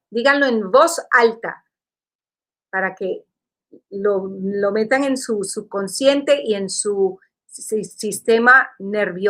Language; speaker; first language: Spanish; early bilingual, heritage; Spanish